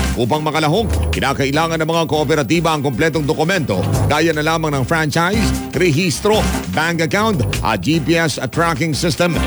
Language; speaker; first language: Filipino; non-native, local second language; Cebuano